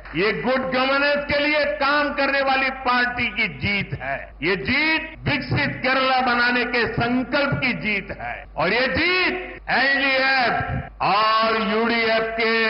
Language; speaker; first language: Hindi; non-native, local second language; Gujarati